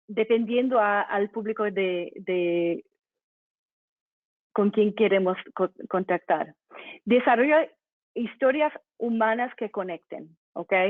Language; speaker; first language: Spanish; non-native, fluent; English